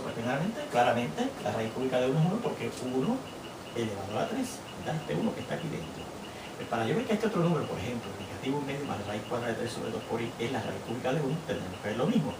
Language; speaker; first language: Spanish; native; Spanish